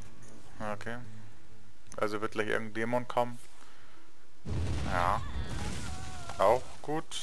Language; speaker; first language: German; native; German